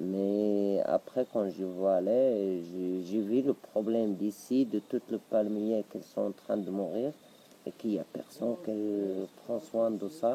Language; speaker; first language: French; non-native, local second language; Arabic